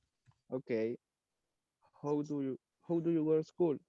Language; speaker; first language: English; non-native, learner; Spanish